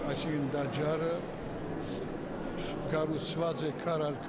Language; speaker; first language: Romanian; non-native, learner; Armenian